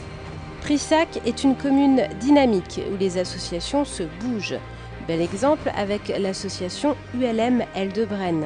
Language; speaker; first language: French; native; French